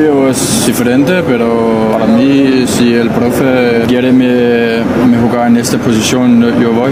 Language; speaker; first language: Spanish; non-native, learner; Danish